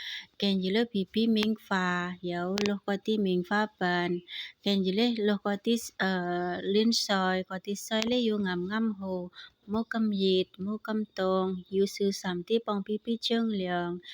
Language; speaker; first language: Cantonese; non-native, learner; Indonesian